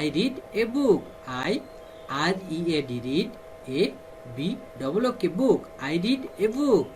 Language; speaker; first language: English; non-native, fluent; Bangla